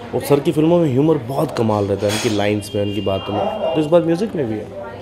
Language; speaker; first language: Hindi; native; Hindi